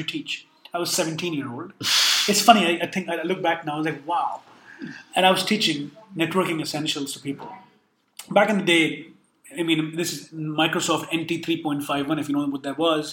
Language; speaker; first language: English; non-native, local second language; Urdu